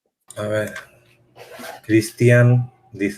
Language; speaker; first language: Spanish; native; Spanish